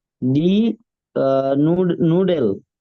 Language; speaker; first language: German; non-native, learner; Bangla